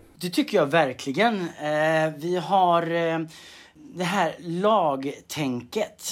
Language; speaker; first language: Swedish; native; Swedish